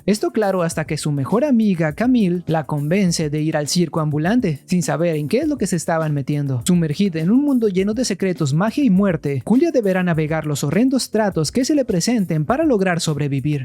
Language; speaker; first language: Spanish; native; Spanish